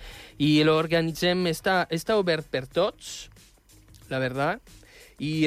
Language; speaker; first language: Catalan; non-native, fluent; French